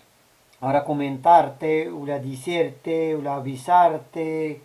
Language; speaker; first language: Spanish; non-native, learner; Arabic